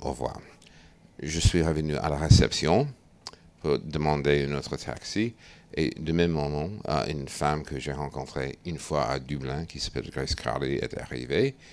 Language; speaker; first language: French; non-native, fluent; English